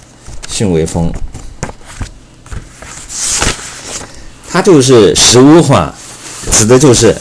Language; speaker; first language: Chinese; native; Chinese